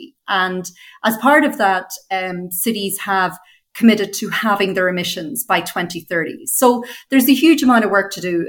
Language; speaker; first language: English; native; English